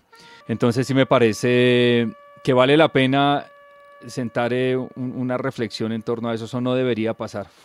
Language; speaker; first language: Spanish; native; Spanish